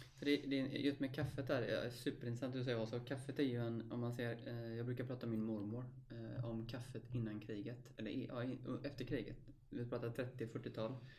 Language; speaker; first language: Swedish; native; Swedish